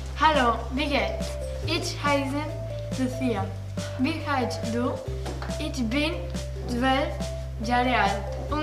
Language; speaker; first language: German; non-native, learner; Catalan